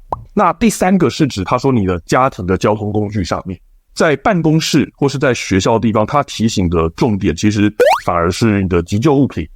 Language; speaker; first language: Chinese; native; Chinese